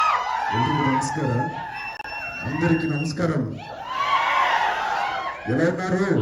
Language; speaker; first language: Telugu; non-native, learner; Kannada